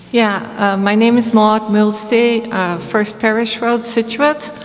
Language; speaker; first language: English; non-native, fluent; Dutch